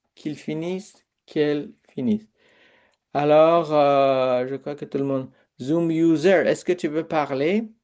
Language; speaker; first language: French; non-native, fluent; Persian